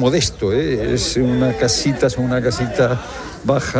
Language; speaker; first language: Spanish; native; Spanish